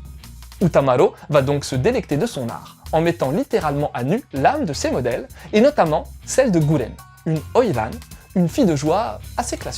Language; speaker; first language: French; native; French